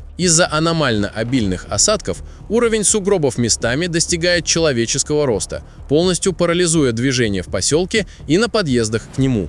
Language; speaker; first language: Russian; native; Russian